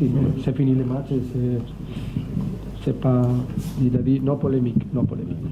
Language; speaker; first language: French; non-native, learner; Spanish